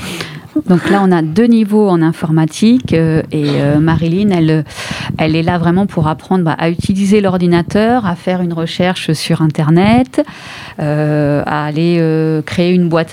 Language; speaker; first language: French; native; French